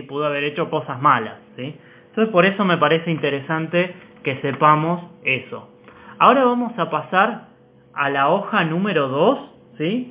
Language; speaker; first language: Spanish; native; Spanish